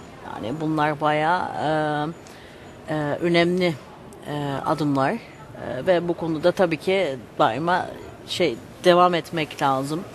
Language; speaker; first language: Turkish; early bilingual, heritage; Turkish